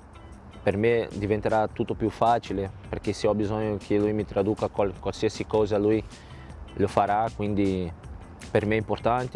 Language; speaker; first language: Italian; non-native, fluent; Portuguese